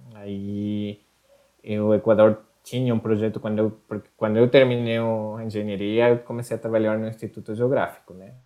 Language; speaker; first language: Portuguese; non-native, fluent; Spanish